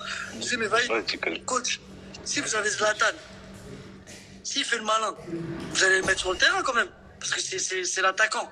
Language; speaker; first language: French; native; French